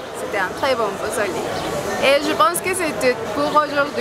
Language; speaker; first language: French; non-native, learner; Spanish